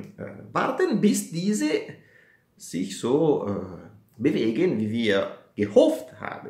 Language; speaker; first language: German; non-native, fluent; Italian